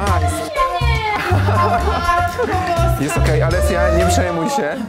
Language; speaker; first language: Polish; native; Polish